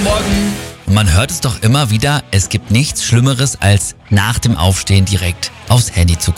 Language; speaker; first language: German; native; German